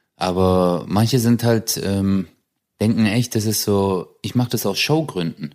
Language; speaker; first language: German; early bilingual, other home language; Turkish